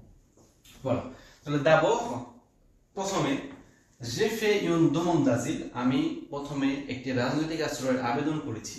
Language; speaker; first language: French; non-native, fluent; Bangla